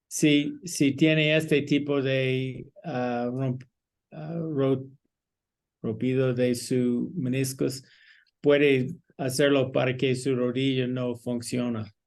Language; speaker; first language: Spanish; non-native, learner; English